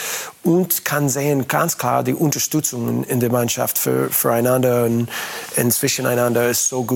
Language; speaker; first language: German; non-native, learner; English